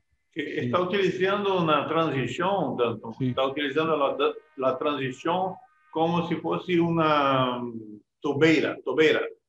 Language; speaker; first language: Portuguese; non-native, learner; Spanish